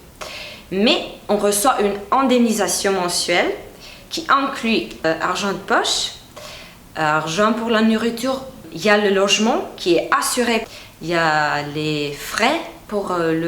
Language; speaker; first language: French; non-native, fluent; Romanian